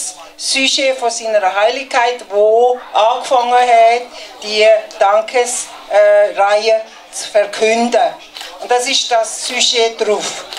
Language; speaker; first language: German; non-native, fluent; Tibetan